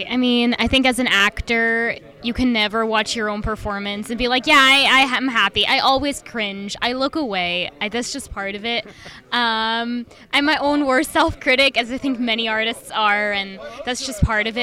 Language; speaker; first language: English; non-native, fluent; French